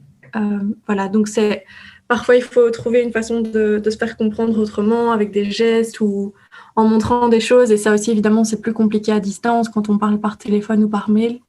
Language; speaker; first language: French; native; French